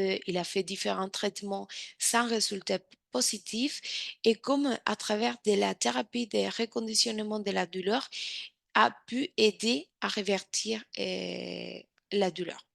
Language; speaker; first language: French; non-native, fluent; Spanish